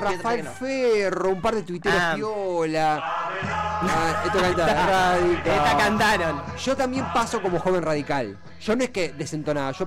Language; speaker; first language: Spanish; native; Spanish